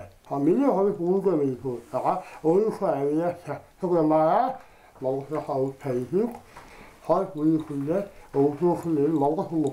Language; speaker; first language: Mongolian; non-native, learner; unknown